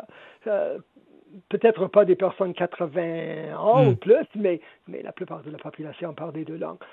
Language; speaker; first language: French; non-native, local second language; English